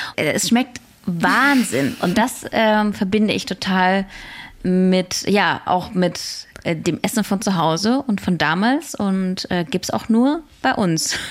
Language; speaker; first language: German; early bilingual, other home language; Russian